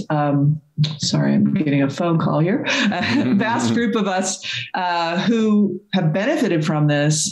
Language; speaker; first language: English; native; English